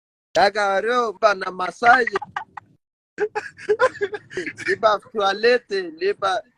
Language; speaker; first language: Russian; non-native, learner; Persian